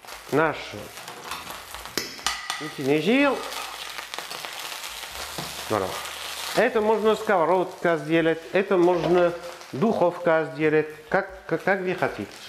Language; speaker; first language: Russian; non-native, learner; French